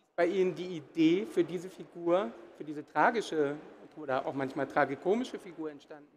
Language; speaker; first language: German; native; German